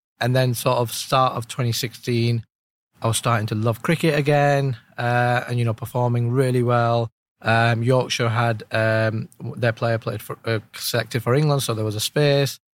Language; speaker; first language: English; early bilingual, other home language; Urdu